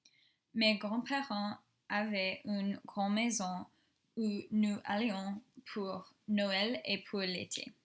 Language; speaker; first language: French; non-native, learner; English